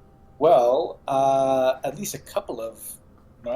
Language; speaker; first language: English; native; English